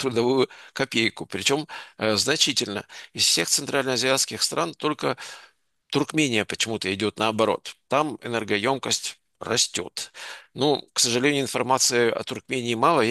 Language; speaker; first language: Russian; native; Russian